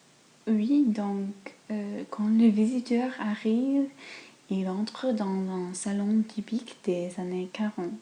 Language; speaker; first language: French; non-native, fluent; English